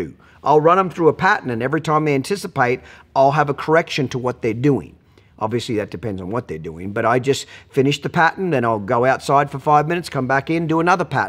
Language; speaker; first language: English; native; English